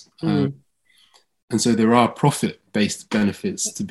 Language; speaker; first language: English; native; English